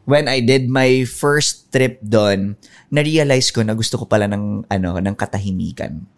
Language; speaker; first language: Filipino; non-native, local second language; Waray